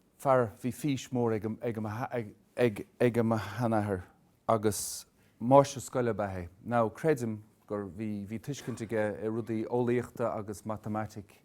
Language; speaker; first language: Irish; native; Irish